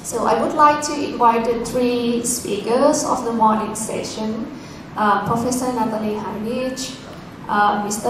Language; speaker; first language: English; non-native, fluent; Thai